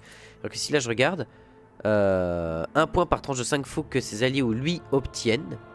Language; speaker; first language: French; native; French